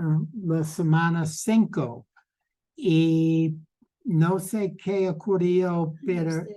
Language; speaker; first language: Spanish; non-native, learner; English